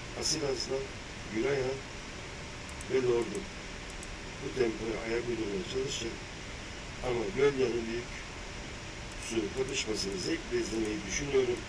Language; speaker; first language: Turkish; native; Turkish